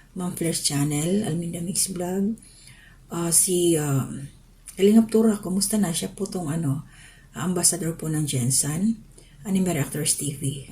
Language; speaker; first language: Filipino; non-native, local second language; Waray